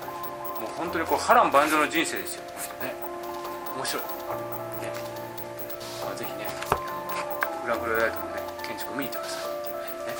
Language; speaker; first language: Japanese; native; Japanese